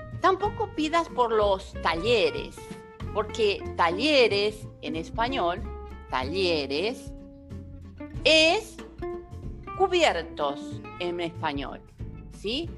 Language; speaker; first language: Spanish; non-native, fluent; Portuguese